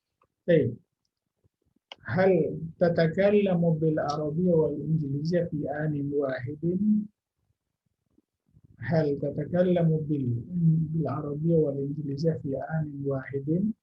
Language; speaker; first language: Arabic; non-native, fluent; Indonesian